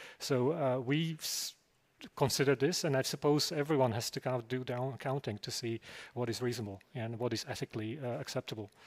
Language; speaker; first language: English; non-native, fluent; Slovak